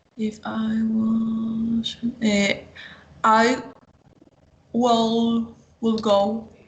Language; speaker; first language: English; non-native, learner; Spanish